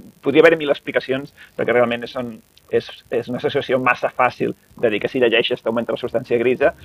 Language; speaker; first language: Catalan; native; Catalan